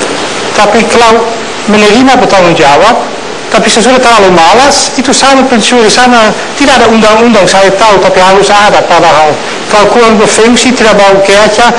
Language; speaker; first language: Indonesian; non-native, fluent; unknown